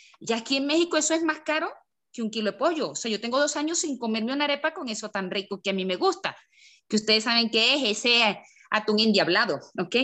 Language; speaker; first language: Spanish; native; Spanish